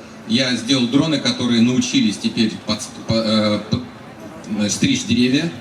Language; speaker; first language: Russian; native; Russian